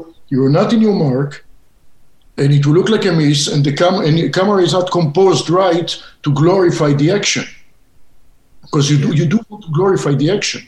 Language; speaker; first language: English; non-native, fluent; Hebrew